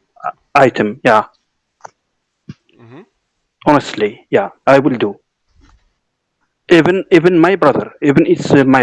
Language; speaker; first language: English; non-native, local second language; Arabic